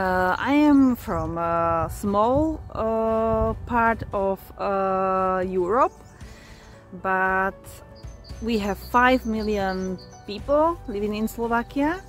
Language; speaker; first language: English; non-native, learner; Slovak